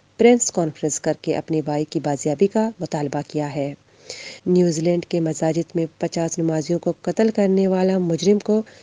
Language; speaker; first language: Urdu; non-native, local second language; Baluchi